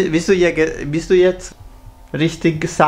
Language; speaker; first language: German; non-native, learner; Italian